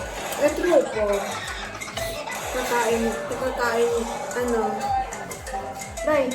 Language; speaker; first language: Italian; non-native, learner; Filipino